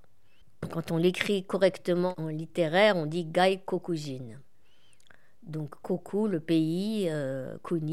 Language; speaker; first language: French; native; French